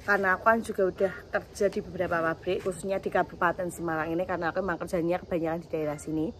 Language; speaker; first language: Indonesian; native; Indonesian